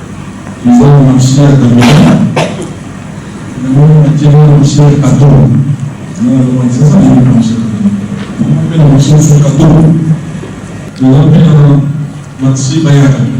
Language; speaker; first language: French; non-native, local second language; Lingala